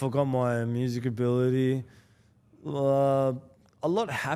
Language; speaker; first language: English; native; English